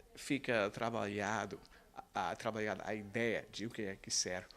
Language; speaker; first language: Portuguese; non-native, fluent; English